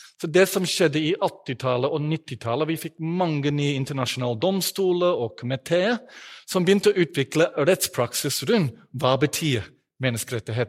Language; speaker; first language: Norwegian; non-native, fluent; English